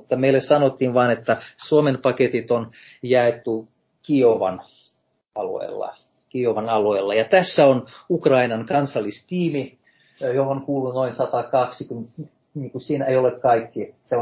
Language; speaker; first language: Finnish; non-native, fluent; Russian